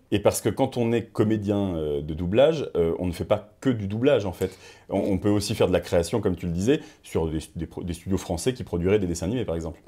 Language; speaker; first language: French; native; French